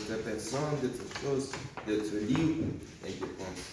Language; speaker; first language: French; non-native, learner; Spanish